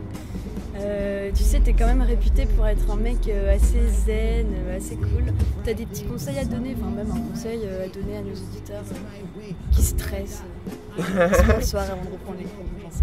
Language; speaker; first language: French; native; French